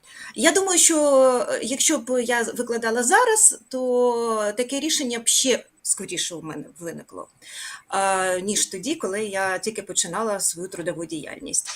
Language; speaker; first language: Ukrainian; native; Ukrainian